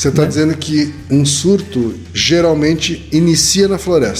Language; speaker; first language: Portuguese; native; Portuguese